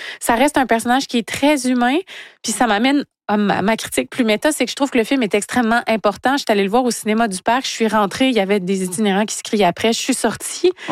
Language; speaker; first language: French; native; French